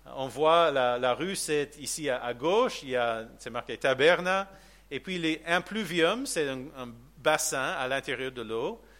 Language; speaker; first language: French; non-native, fluent; English